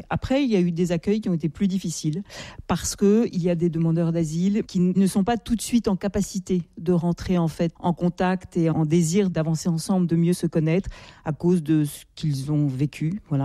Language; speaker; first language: French; native; French